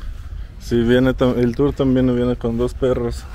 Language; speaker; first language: Spanish; non-native, fluent; Russian